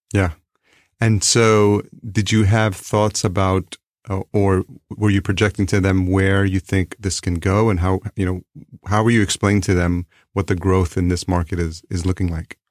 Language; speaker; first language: English; early bilingual, other home language; Spanish